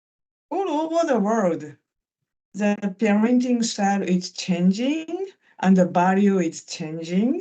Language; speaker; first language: English; non-native, fluent; Japanese